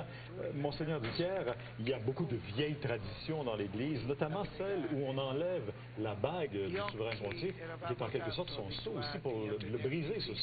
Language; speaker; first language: French; native; French